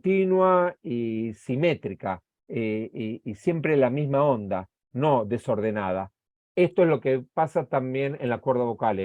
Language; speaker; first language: Spanish; native; Spanish